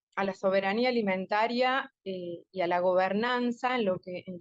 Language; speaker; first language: Spanish; native; Spanish